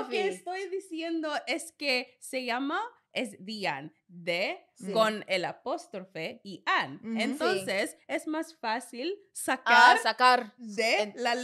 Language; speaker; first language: Spanish; non-native, learner; English